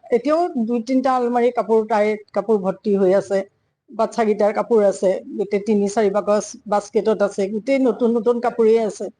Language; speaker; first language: Assamese; native; Assamese